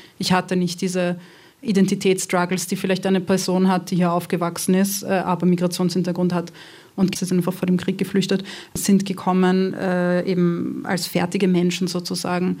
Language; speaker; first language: German; early bilingual, other home language; Croatian